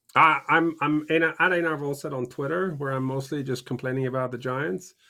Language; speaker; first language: English; early bilingual, other home language; Norwegian